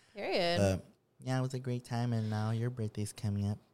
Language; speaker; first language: English; native; English